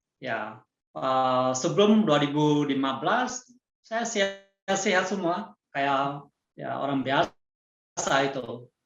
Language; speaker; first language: Indonesian; non-native, fluent; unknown